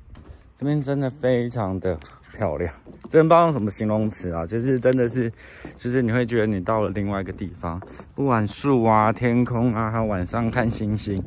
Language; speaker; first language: Chinese; native; Chinese